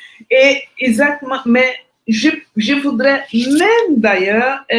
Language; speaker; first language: French; non-native, fluent; Portuguese